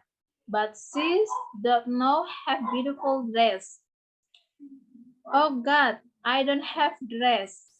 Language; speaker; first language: English; non-native, learner; Indonesian